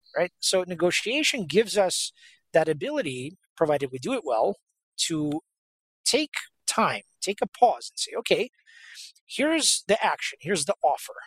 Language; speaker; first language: English; native; English